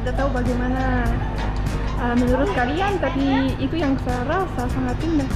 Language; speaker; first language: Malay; non-native, fluent; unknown